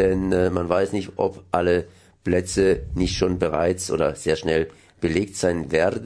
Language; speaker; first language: German; native; German